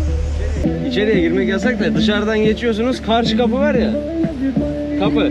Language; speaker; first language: Turkish; native; Turkish